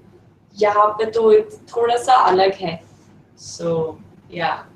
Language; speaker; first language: Hindi; non-native, fluent; Swedish